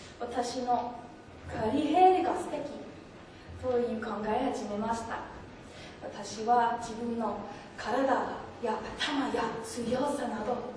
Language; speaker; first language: Japanese; non-native, learner; English